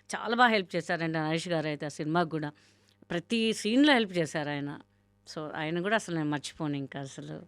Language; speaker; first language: Telugu; non-native, local second language; Hindi